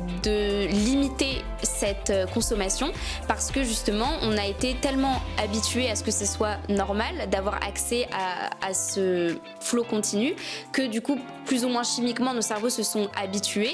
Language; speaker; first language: French; native; French